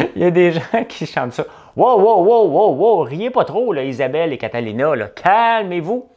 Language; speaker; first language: French; native; French